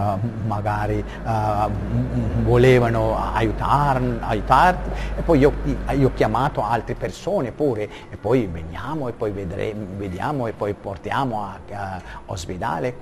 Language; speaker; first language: Italian; non-native, learner; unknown